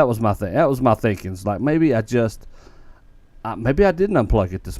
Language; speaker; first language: English; native; English